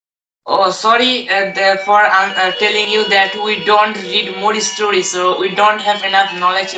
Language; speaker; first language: English; non-native, learner; Bangla